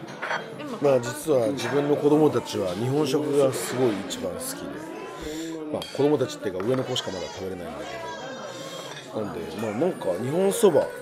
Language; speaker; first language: Japanese; early bilingual, heritage; Japanese